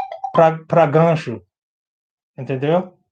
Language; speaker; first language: Portuguese; non-native, learner; English